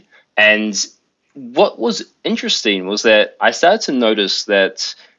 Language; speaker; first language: English; native; English